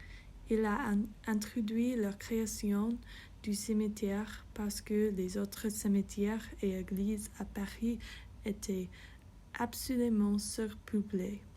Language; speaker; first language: French; non-native, fluent; English